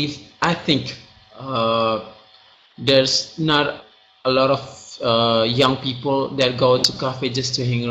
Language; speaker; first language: English; non-native, learner; Indonesian